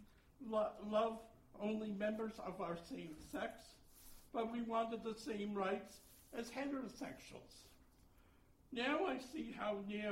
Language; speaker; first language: English; native; English